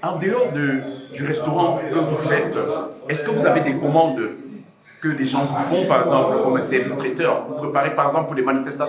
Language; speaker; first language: French; native; French